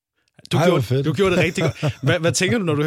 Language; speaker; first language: Danish; native; Danish